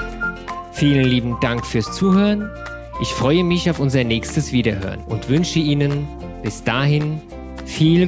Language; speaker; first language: German; native; German